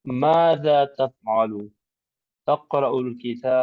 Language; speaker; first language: Arabic; non-native, learner; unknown